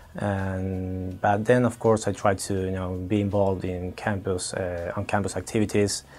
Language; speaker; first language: English; non-native, fluent; Spanish